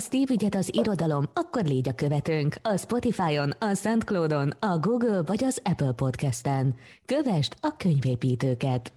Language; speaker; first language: Hungarian; native; Hungarian